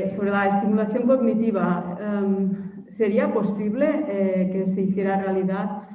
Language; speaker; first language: Spanish; non-native, local second language; Catalan